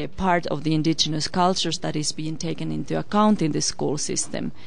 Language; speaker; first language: English; non-native, fluent; Finnish